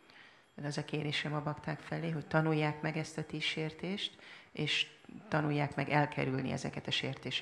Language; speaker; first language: Hungarian; native; Hungarian